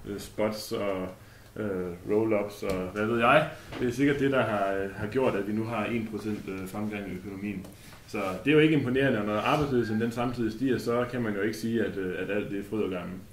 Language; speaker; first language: Danish; native; Danish